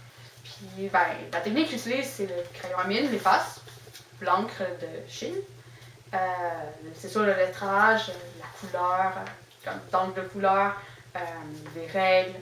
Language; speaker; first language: French; native; French